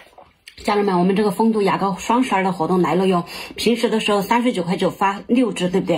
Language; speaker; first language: Chinese; native; Chinese